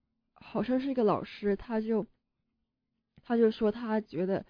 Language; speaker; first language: Chinese; early bilingual, heritage; Chinese